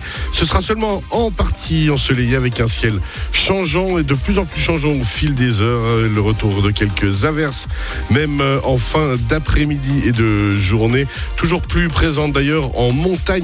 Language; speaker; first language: French; native; French